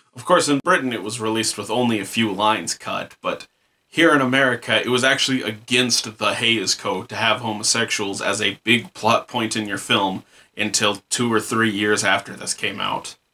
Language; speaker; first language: English; native; English